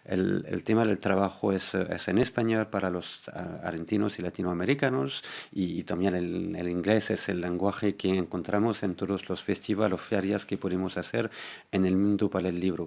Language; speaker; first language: Spanish; non-native, fluent; French